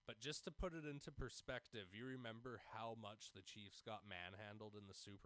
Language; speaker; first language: English; native; English